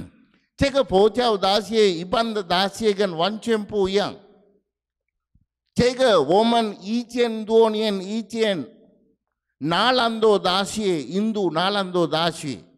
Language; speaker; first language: Chinese; non-native, fluent; Sinhala